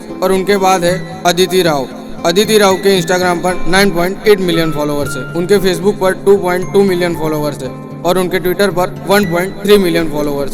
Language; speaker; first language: Hindi; native; Hindi